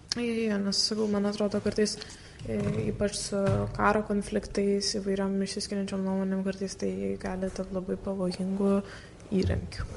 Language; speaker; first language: Lithuanian; native; Lithuanian